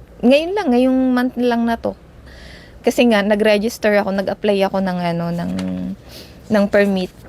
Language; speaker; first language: Filipino; native; Filipino